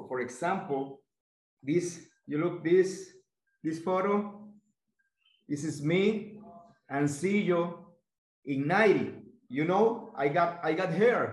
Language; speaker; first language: English; non-native, learner; Spanish